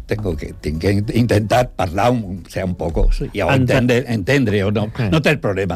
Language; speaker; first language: Catalan; non-native, local second language; Spanish